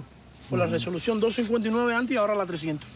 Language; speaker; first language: Spanish; native; Spanish